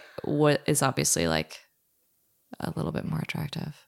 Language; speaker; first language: English; native; English